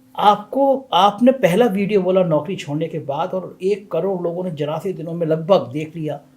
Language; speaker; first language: Hindi; native; Hindi